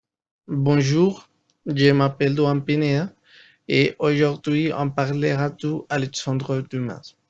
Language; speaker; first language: French; non-native, learner; Spanish